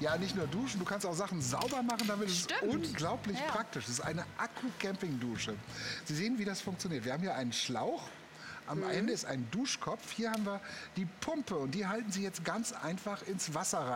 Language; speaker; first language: German; native; German